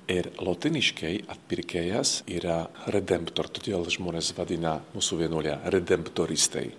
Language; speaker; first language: Lithuanian; non-native, fluent; Slovak